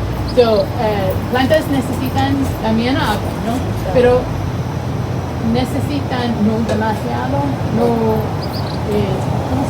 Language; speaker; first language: Spanish; non-native, learner; English